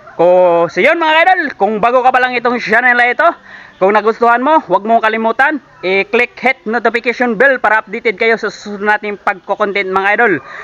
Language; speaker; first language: Filipino; non-native, local second language; Cebuano